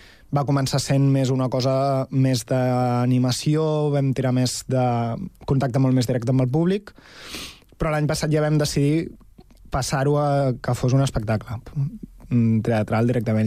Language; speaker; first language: Catalan; native; Catalan